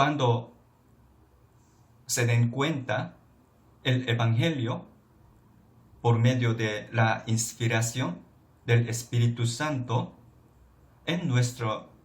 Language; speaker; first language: Spanish; non-native, fluent; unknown